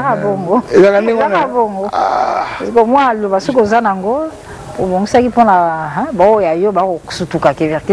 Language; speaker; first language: French; non-native, local second language; Lingala